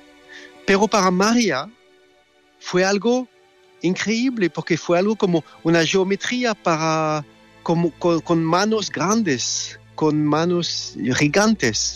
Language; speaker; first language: Spanish; non-native, fluent; French